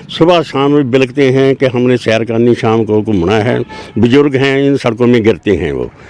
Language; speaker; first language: Hindi; non-native, local second language; Punjabi